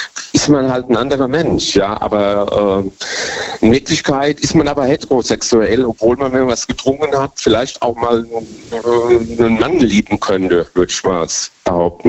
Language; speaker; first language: German; native; German